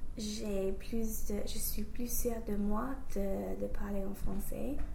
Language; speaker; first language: French; non-native, learner; English